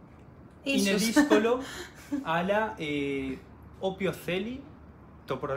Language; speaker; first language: Greek; early bilingual, heritage; Spanish